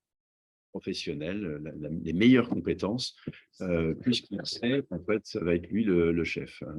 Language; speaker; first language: French; native; French